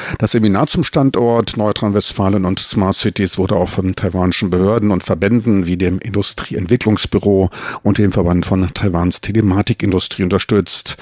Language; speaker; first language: German; native; German